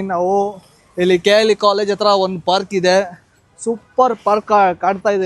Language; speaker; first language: Kannada; non-native, local second language; Urdu